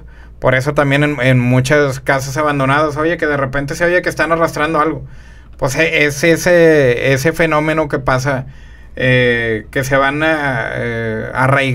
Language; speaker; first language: Spanish; native; Spanish